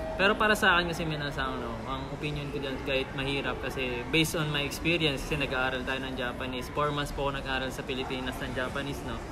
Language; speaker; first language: Filipino; non-native, local second language; Hiligaynon